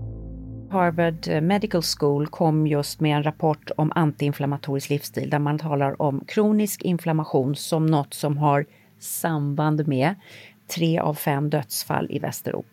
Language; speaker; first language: Swedish; native; Swedish